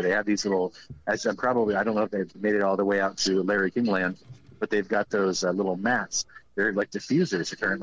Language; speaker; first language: English; native; English